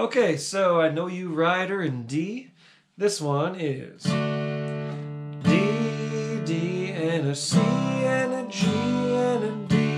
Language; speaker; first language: English; native; English